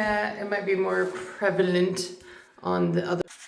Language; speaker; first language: English; native; English